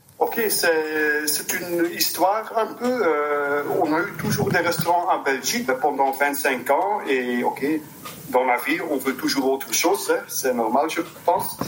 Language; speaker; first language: French; non-native, local second language; Dutch